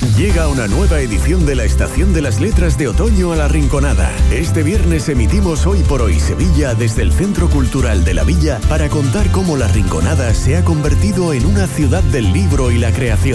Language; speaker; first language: Spanish; native; Spanish